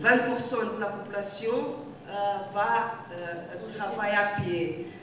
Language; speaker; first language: French; non-native, fluent; Portuguese